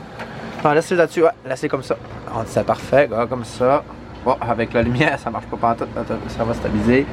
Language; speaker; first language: French; native; French